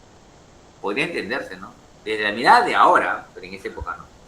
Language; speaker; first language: Spanish; native; Spanish